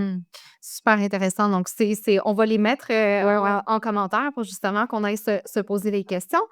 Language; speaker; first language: French; native; French